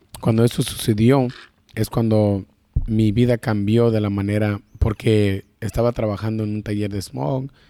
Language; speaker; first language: Spanish; early bilingual, heritage; Spanish